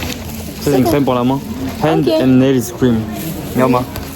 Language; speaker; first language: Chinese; early bilingual, heritage; Chinese